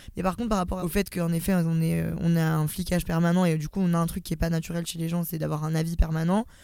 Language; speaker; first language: French; native; French